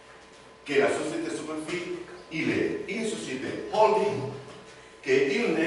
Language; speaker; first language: French; non-native, learner; Spanish